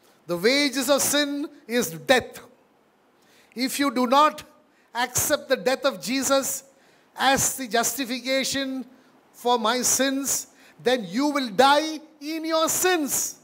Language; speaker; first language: English; non-native, local second language; Malayalam